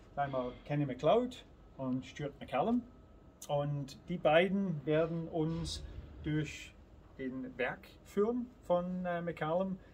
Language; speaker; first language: German; native; German